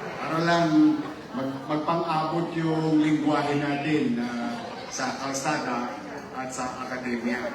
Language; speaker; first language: Filipino; native; Filipino